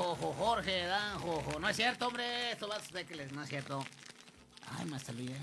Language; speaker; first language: Spanish; native; Spanish